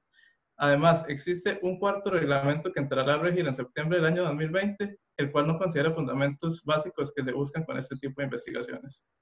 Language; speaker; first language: Spanish; native; Spanish